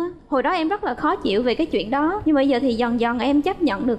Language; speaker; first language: Vietnamese; native; Vietnamese